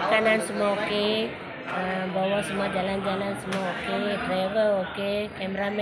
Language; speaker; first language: Indonesian; non-native, local second language; Tamil